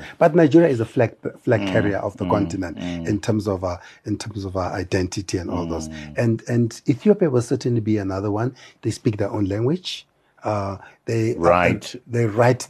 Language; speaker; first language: English; non-native, local second language; Tswana